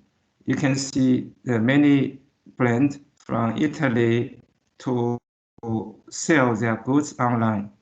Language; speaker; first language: English; non-native, learner; Chinese